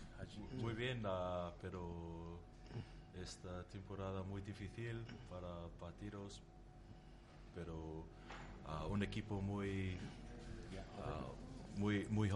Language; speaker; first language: Spanish; non-native, learner; Tongan